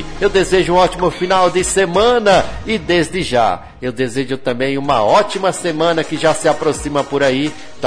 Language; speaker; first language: Portuguese; native; Portuguese